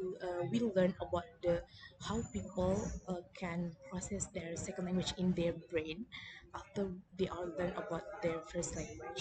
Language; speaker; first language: English; non-native, learner; Indonesian